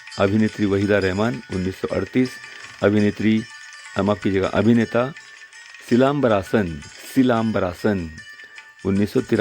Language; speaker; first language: Hindi; non-native, local second language; Marathi